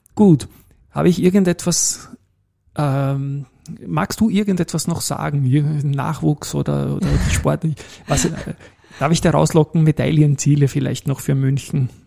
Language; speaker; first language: German; native; German